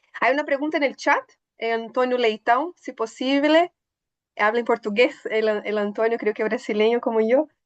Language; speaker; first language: Spanish; non-native, fluent; Portuguese